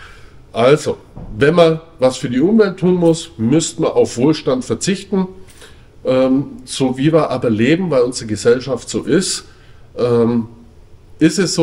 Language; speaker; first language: German; native; German